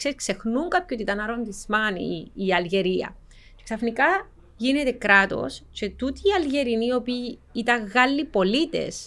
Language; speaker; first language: Greek; native; Greek